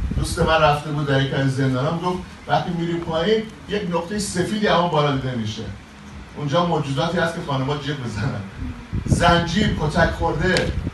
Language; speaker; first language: Persian; native; Persian